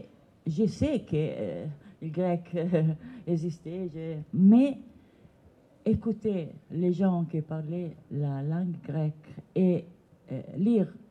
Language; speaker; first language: French; non-native, learner; Italian